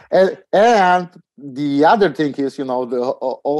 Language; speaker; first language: English; non-native, fluent; Polish